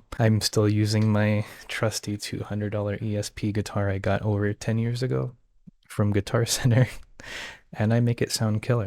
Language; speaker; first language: English; native; English